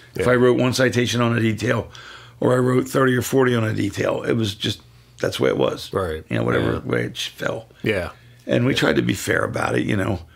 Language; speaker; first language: English; native; English